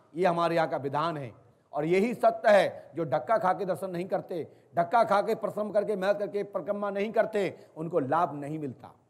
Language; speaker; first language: Hindi; native; Hindi